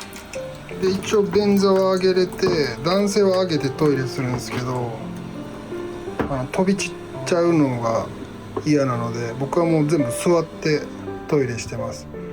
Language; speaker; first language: Japanese; native; Japanese